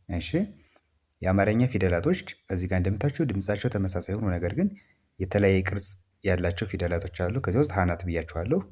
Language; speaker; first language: Amharic; native; Amharic